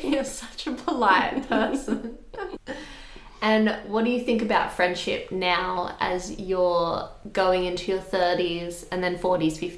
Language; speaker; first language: English; native; English